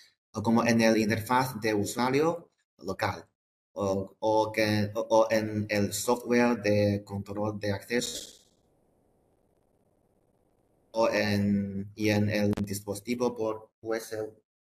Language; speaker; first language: Spanish; non-native, fluent; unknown